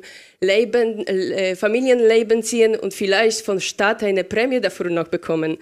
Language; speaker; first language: German; non-native, fluent; Polish